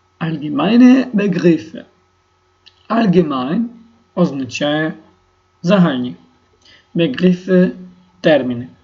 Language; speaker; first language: German; non-native, learner; Ukrainian